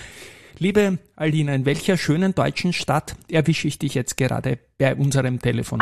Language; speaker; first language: German; native; German